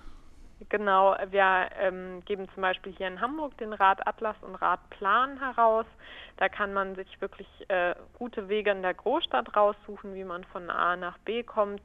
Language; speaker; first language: German; native; German